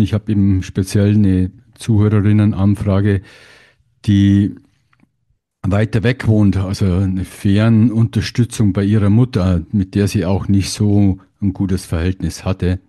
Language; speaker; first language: German; native; German